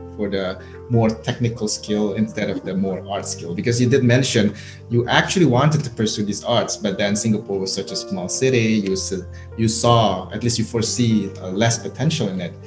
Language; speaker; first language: English; non-native, fluent; Indonesian